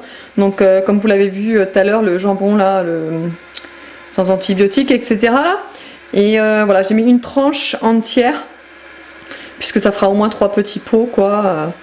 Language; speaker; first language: French; native; French